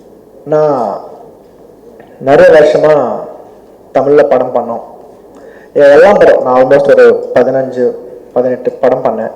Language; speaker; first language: Tamil; non-native, local second language; Telugu